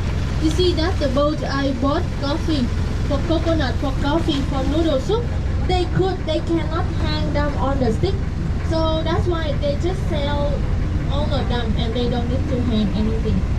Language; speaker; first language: English; non-native, fluent; Vietnamese